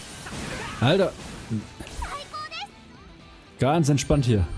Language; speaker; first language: German; native; German